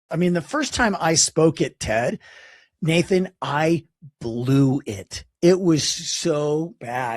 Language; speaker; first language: English; native; English